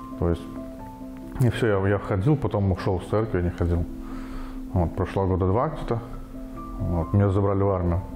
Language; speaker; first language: Russian; native; Russian